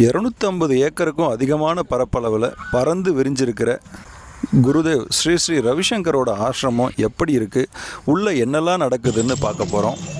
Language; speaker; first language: Tamil; native; Tamil